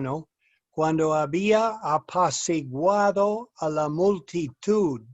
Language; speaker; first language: Spanish; non-native, fluent; English